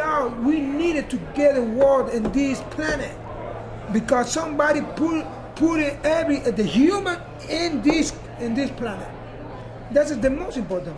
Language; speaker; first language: English; non-native, learner; Spanish